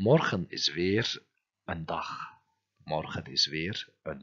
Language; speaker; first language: Dutch; non-native, fluent; Turkish